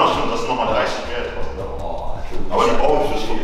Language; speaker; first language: German; native; German